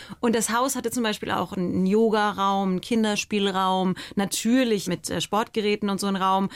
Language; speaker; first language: German; native; German